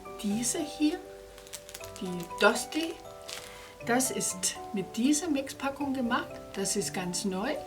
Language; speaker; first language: German; non-native, fluent; Danish